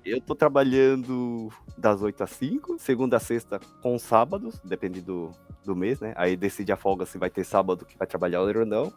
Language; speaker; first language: Portuguese; native; Portuguese